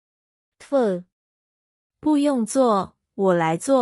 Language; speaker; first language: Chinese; non-native, fluent; Khmer